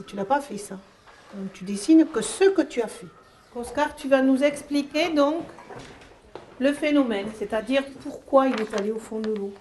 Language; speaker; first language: French; native; French